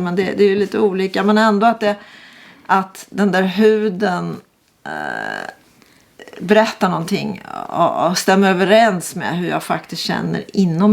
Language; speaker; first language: Swedish; native; Swedish